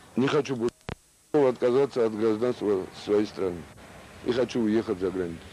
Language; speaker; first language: Russian; non-native, local second language; Georgian